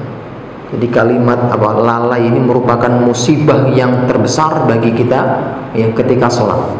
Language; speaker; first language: Indonesian; native; Indonesian